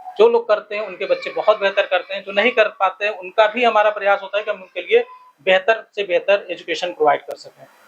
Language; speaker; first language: Hindi; native; Hindi